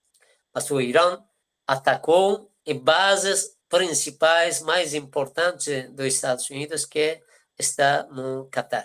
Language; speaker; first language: Portuguese; non-native, fluent; Persian